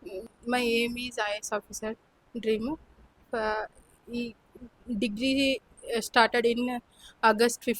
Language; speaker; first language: English; non-native, local second language; Kannada